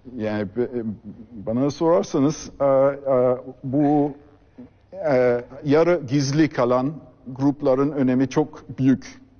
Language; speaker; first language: Turkish; non-native, fluent; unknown